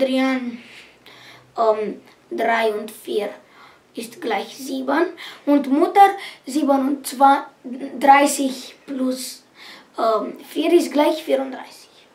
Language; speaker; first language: German; non-native, learner; Romanian